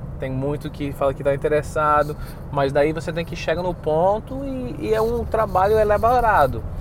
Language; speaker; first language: Portuguese; non-native, fluent; English